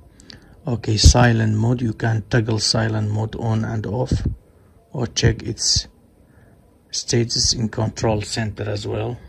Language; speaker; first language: English; non-native, fluent; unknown